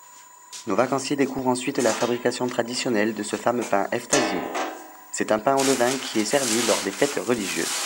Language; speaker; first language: French; native; French